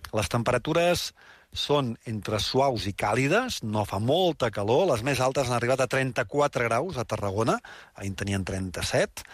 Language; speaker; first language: Catalan; native; Catalan